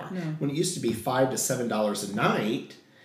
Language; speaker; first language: English; native; English